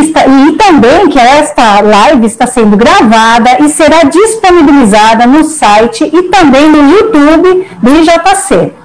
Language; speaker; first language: Portuguese; native; Portuguese